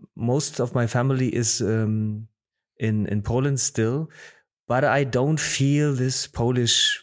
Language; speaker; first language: English; non-native, fluent; Polish